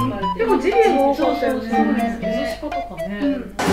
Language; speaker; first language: Japanese; native; Japanese